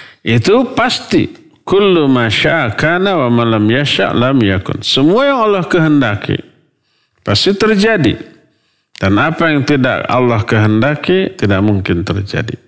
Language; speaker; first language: Indonesian; non-native, local second language; Sundanese